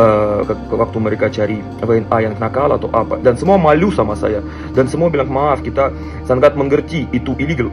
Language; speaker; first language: Indonesian; non-native, fluent; Russian